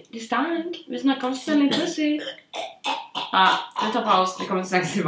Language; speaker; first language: Swedish; native; Swedish